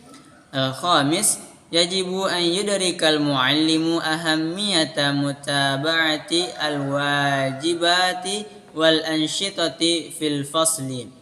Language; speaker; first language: Arabic; non-native, learner; Indonesian